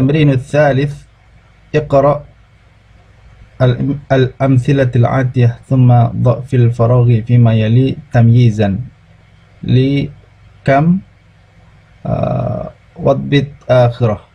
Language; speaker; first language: Arabic; non-native, fluent; Indonesian